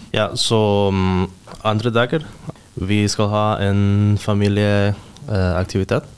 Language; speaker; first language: Norwegian; non-native, learner; Spanish